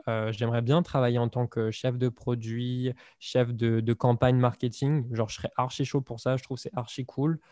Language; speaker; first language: French; native; French